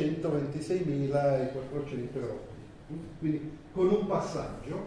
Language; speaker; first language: Italian; native; Italian